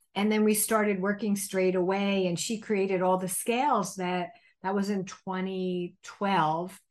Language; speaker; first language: English; native; English